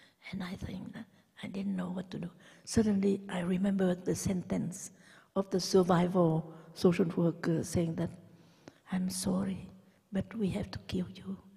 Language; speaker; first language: English; non-native, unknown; Vietnamese